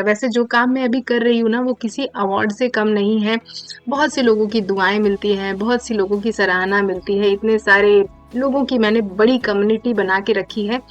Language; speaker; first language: Hindi; native; Hindi